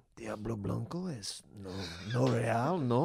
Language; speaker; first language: Spanish; non-native, learner; English